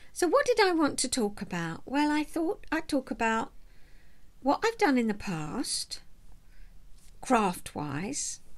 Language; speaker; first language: English; native; English